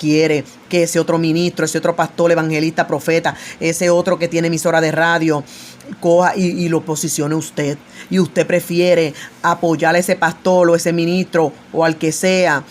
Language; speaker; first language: Spanish; native; Spanish